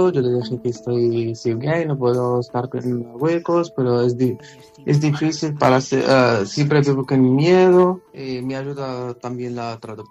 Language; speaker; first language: Spanish; non-native, learner; Arabic